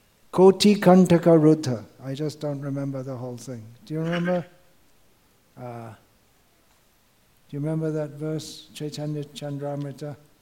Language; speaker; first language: English; native; English